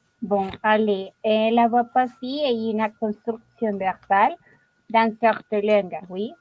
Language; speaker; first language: French; non-native, learner; Spanish